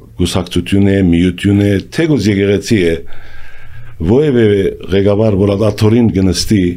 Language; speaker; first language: Armenian; early bilingual, heritage; Armenian